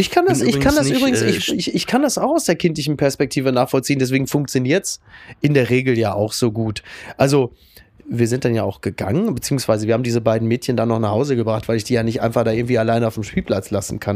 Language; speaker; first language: German; native; German